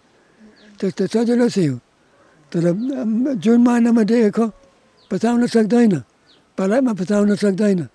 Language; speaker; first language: Nepali; non-native, learner; English